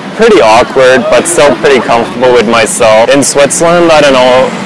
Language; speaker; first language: English; non-native, fluent; Swiss German